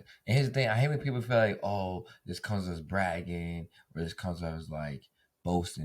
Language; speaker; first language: English; native; English